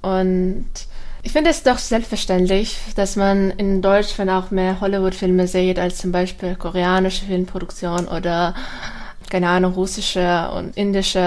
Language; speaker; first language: German; non-native, fluent; Russian